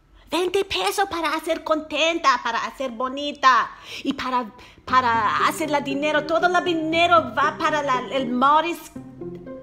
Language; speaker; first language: Spanish; non-native, learner; English